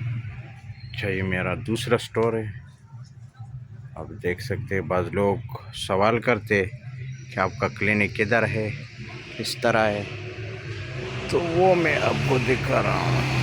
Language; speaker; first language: Hindi; non-native, local second language; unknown